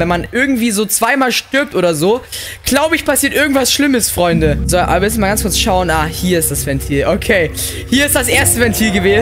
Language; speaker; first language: German; native; German